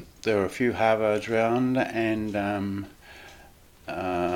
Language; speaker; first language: English; native; English